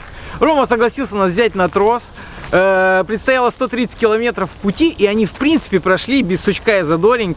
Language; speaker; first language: Russian; native; Russian